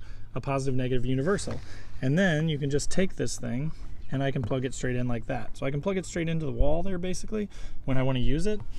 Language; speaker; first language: English; native; English